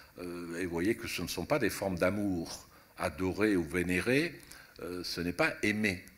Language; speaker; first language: French; early bilingual, other home language; Italian